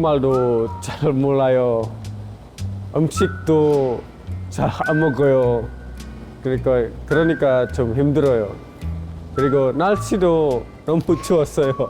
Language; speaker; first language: Korean; non-native, learner; Indonesian